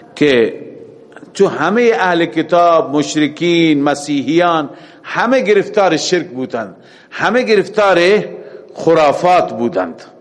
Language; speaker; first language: Persian; native; Persian